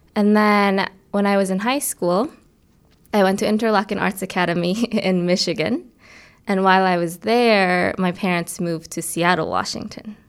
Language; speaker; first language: English; early bilingual, other home language; Korean